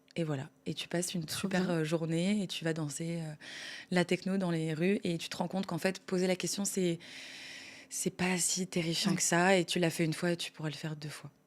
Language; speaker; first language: French; native; French